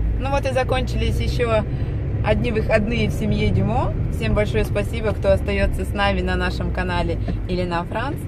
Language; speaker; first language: Russian; native; Russian